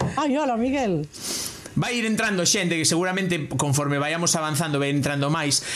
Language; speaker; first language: Galician; non-native, local second language; Spanish